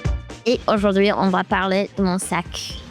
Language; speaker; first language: French; early bilingual, heritage; French